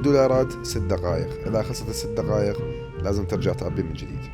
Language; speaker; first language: Arabic; native; Arabic